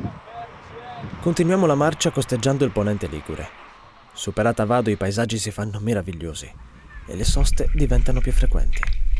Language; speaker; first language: Italian; native; Italian